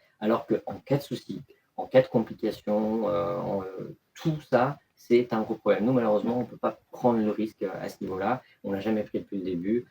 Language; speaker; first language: French; early bilingual, other home language; Turkish